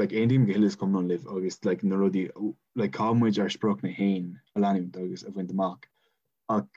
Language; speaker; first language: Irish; non-native, local second language; English